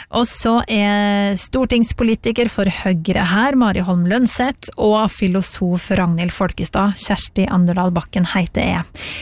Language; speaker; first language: Norwegian; native; Norwegian